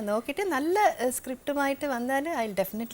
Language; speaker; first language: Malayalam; non-native, fluent; Telugu